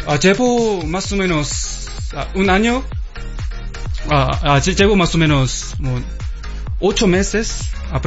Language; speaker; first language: Spanish; non-native, learner; Korean